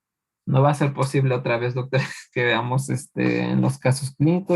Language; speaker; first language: Spanish; native; Spanish